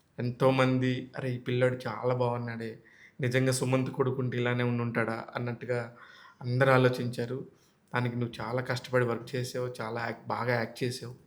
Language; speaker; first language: Telugu; native; Telugu